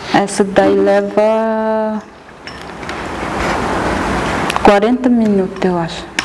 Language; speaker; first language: Portuguese; non-native, local second language; Guarani